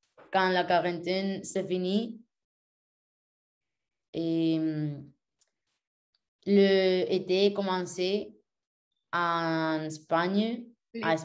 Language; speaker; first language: French; non-native, learner; Spanish